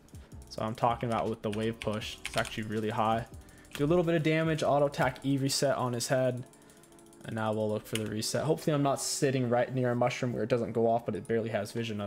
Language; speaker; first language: English; native; English